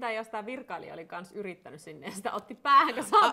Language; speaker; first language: Finnish; native; Finnish